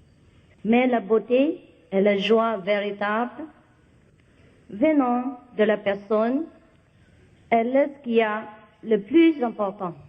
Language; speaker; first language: French; non-native, learner; Vietnamese